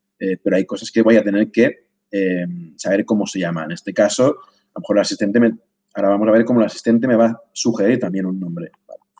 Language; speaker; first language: Spanish; non-native, local second language; Catalan